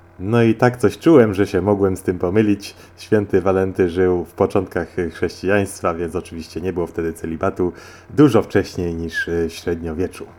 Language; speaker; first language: Polish; native; Polish